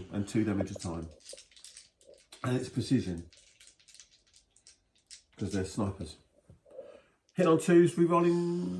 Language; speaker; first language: English; native; English